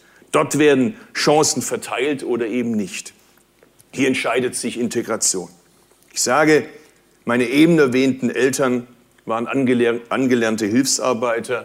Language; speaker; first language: German; early bilingual, other home language; Turkish